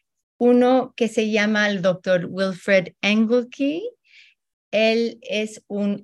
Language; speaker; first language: Spanish; early bilingual, heritage; Spanish